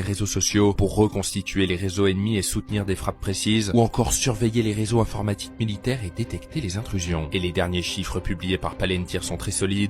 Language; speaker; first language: French; native; French